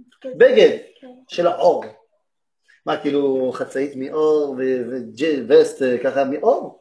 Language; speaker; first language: Hebrew; non-native, fluent; French